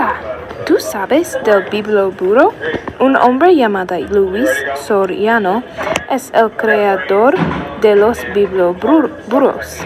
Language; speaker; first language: Spanish; non-native, learner; English